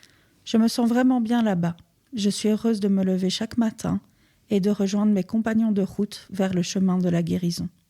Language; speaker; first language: French; native; French